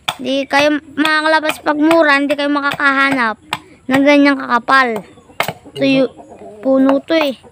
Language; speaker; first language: Filipino; native; Filipino